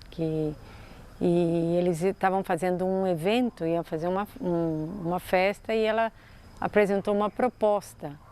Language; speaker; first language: Portuguese; native; Portuguese